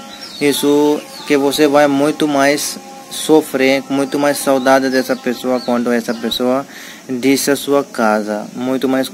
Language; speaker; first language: Portuguese; non-native, learner; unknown